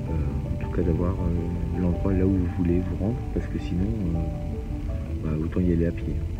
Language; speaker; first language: French; native; French